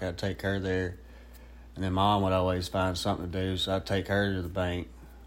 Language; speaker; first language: English; native; English